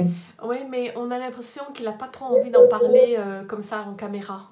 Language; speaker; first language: French; native; French